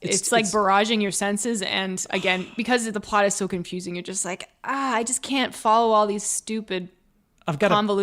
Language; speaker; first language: English; native; English